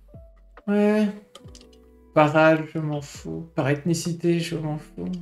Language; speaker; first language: French; native; French